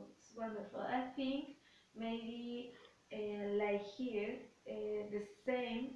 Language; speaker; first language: English; non-native, learner; Spanish